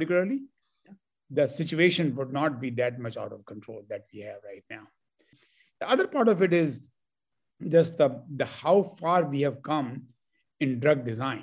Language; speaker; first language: English; non-native, local second language; Hindi